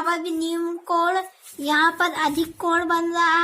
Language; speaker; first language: Hindi; native; Hindi